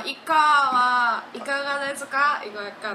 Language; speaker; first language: Japanese; non-native, learner; Korean